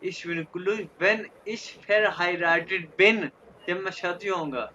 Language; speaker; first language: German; non-native, fluent; Urdu